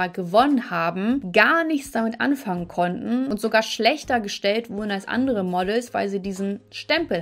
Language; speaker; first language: German; native; German